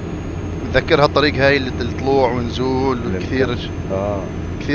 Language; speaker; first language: Arabic; native; Arabic